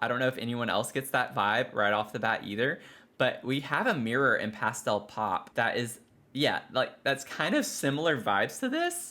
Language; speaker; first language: English; native; English